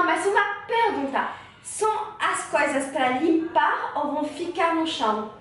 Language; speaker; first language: Portuguese; non-native, learner; French